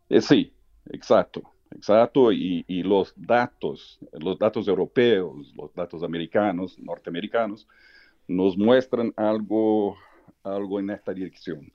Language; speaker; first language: Spanish; early bilingual, heritage; Portuguese